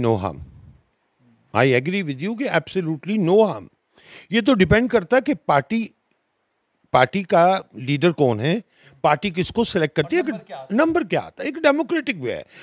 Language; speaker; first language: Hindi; non-native, local second language; Dogri